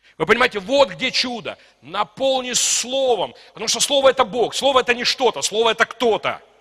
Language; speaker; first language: Russian; non-native, local second language; Ukrainian